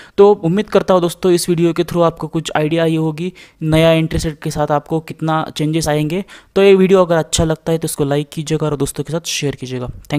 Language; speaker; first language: Hindi; non-native, local second language; Marathi